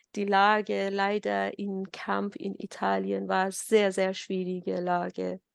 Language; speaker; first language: German; non-native, fluent; Persian